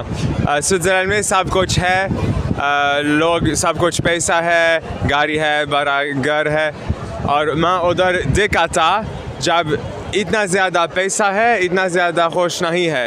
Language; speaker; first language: Hindi; non-native, learner; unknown